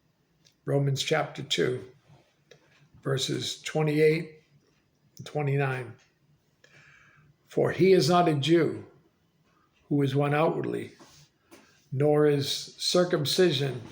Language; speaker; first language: English; native; English